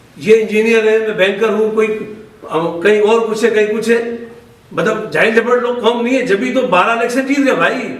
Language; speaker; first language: Urdu; native; Urdu